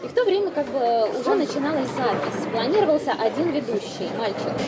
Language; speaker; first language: Russian; native; Russian